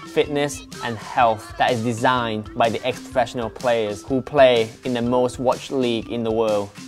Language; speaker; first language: English; non-native, fluent; Thai